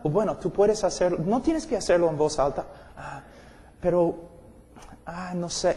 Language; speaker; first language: Spanish; non-native, fluent; English